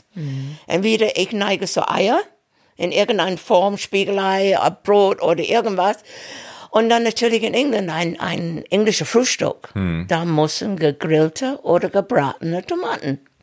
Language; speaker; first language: German; non-native, fluent; English